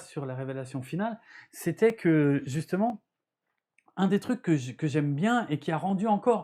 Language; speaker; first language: French; native; French